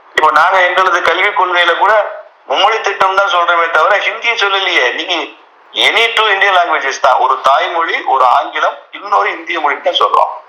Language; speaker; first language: Tamil; native; Tamil